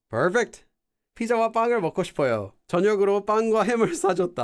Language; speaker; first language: Korean; non-native, fluent; English